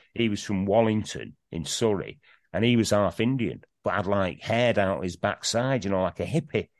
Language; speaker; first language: English; native; English